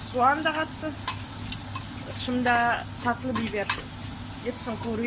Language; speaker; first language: Turkish; non-native, fluent; Kazakh